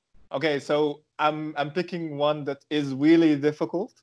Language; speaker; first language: English; non-native, fluent; Arabic